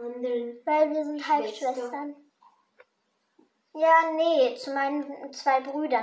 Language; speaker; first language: German; early bilingual, other home language; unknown